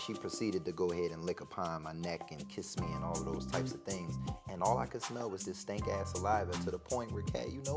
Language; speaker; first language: English; native; English